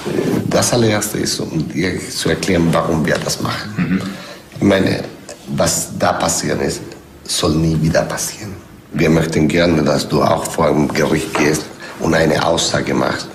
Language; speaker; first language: German; non-native, fluent; English